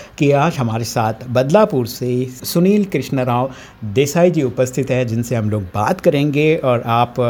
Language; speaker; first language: Hindi; native; Hindi